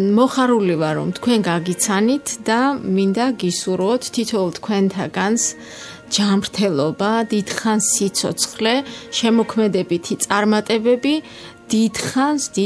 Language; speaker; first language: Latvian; non-native, fluent; Georgian